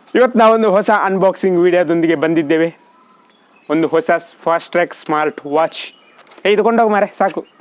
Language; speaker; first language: Kannada; non-native, local second language; Tulu